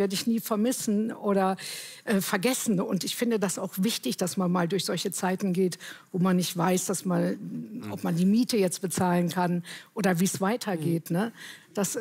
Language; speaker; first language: German; native; German